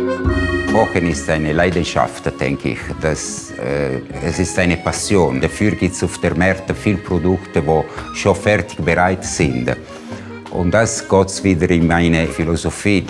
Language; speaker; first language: German; non-native, fluent; Italian